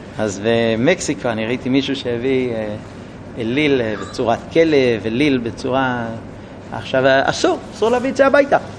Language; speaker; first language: Hebrew; non-native, fluent; English